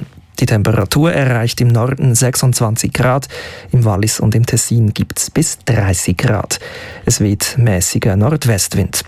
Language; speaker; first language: German; native; German